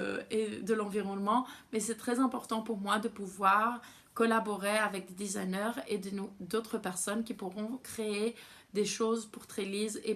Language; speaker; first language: French; non-native, fluent; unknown